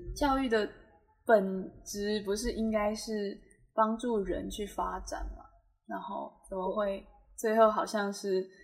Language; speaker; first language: Chinese; native; Chinese